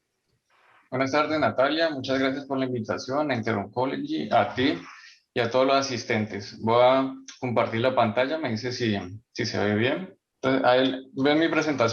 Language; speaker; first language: Spanish; native; Spanish